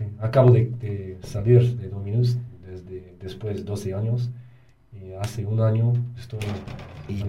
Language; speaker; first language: Spanish; non-native, learner; English